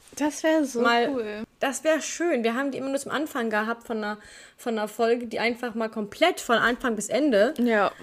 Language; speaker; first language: German; native; German